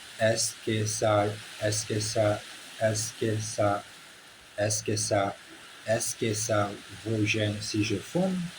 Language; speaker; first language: French; non-native, learner; Portuguese